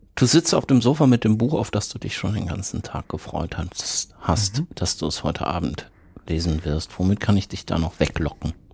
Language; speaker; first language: German; native; German